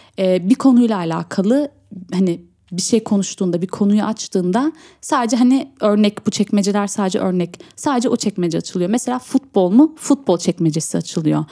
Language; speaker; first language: Turkish; early bilingual, heritage; Turkish